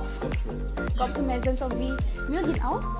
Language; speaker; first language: German; non-native, learner; Indonesian